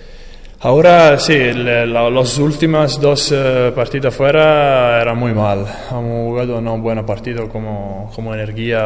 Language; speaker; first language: Spanish; non-native, learner; Italian